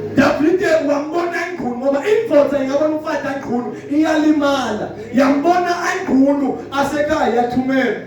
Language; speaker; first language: Zulu; non-native, local second language; Swati